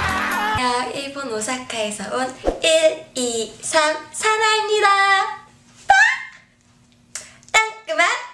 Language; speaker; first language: Korean; non-native, fluent; Japanese